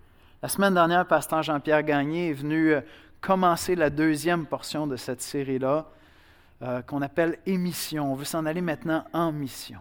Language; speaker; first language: French; native; French